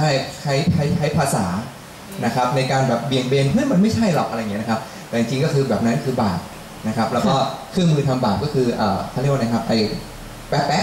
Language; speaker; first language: Thai; native; Thai